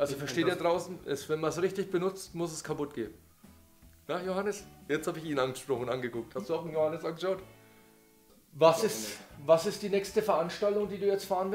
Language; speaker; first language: German; native; German